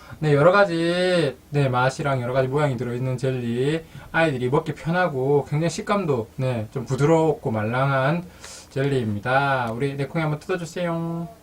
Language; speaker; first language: Korean; native; Korean